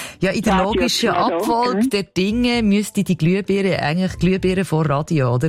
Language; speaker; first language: German; native; German